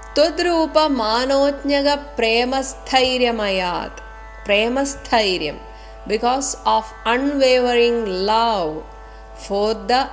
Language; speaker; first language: English; non-native, local second language; Malayalam